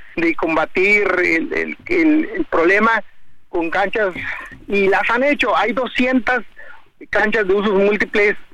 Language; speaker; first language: Spanish; native; Spanish